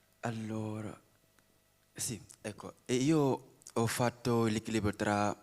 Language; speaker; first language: Italian; non-native, learner; Wolof